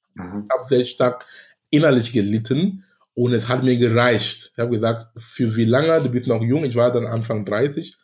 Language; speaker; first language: German; non-native, fluent; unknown